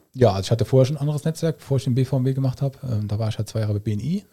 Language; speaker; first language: German; native; German